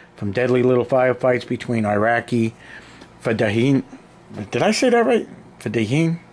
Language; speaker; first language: English; native; English